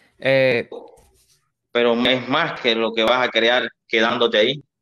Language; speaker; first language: Spanish; native; Spanish